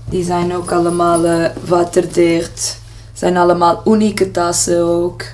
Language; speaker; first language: Dutch; non-native, learner; Portuguese